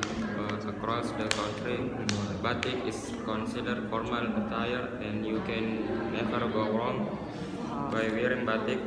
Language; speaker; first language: English; non-native, learner; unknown